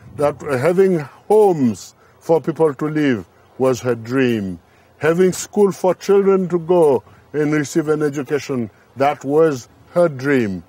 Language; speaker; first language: English; non-native, fluent; Haitian Creole